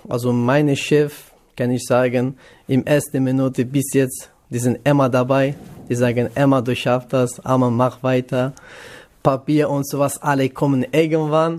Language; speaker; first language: German; non-native, learner; Kurdish